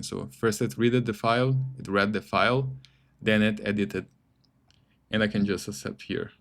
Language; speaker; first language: English; non-native, fluent; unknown